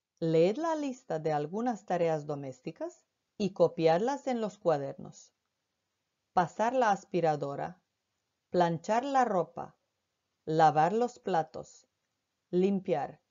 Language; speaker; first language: Spanish; non-native, fluent; Croatian